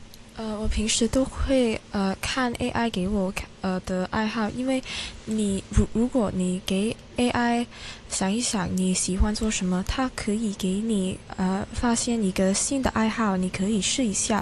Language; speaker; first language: Chinese; non-native, learner; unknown